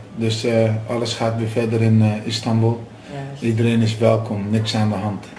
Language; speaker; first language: Dutch; native; Dutch